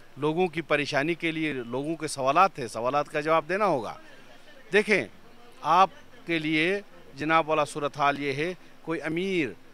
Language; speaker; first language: Hindi; native; Hindi